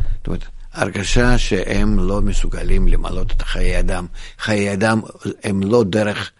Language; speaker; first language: Hebrew; non-native, fluent; Russian